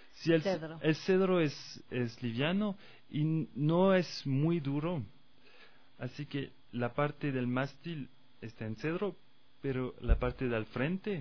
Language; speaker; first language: Spanish; non-native, fluent; French